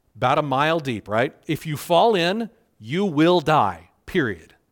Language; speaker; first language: English; native; English